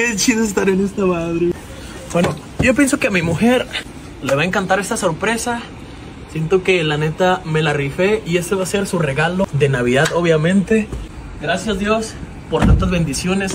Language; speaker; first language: Spanish; native; Spanish